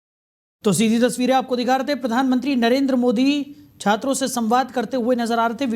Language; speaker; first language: Hindi; native; Hindi